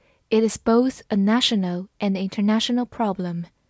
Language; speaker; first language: English; non-native, fluent; Chinese